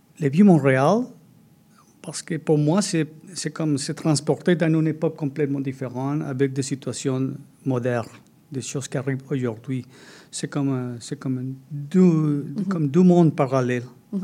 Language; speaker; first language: French; non-native, fluent; Spanish